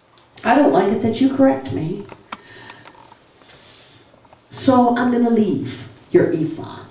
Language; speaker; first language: English; native; English